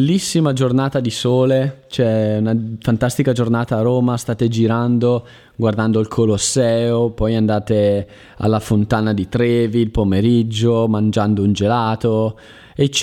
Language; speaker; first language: Italian; native; Italian